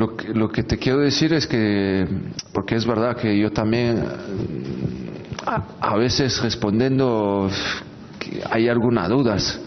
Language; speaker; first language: Spanish; non-native, fluent; French